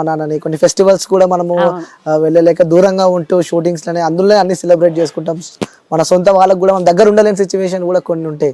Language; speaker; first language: Telugu; native; Telugu